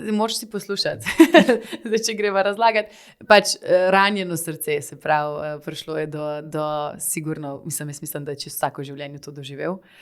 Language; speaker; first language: Slovenian; native; Slovenian